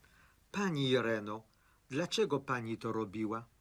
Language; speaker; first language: Polish; early bilingual, heritage; Polish